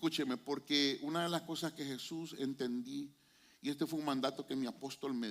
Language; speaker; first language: Spanish; native; Spanish